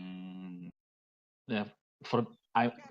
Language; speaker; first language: English; non-native, learner; Catalan